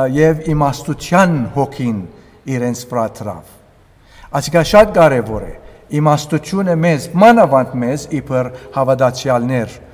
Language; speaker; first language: Armenian; early bilingual, heritage; Armenian